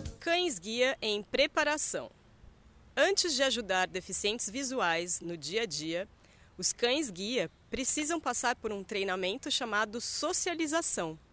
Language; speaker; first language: Portuguese; native; Portuguese